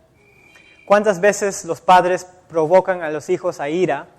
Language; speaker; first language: Spanish; native; Spanish